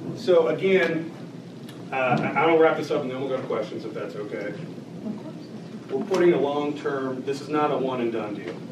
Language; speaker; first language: English; native; English